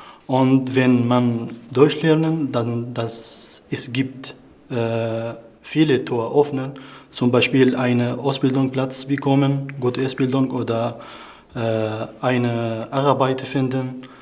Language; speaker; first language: German; non-native, learner; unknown